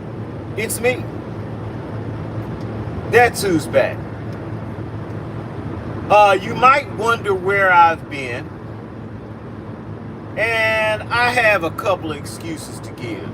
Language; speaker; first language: English; native; English